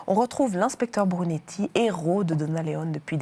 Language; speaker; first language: French; native; French